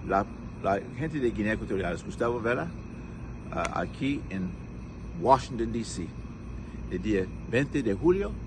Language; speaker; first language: Spanish; non-native, local second language; English